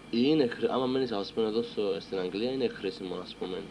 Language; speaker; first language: Greek; early bilingual, heritage; Greek